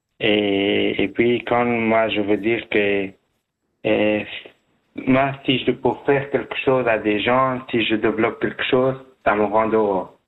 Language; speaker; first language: French; non-native, learner; Persian